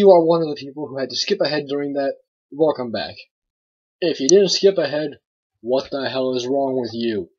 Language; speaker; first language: English; native; English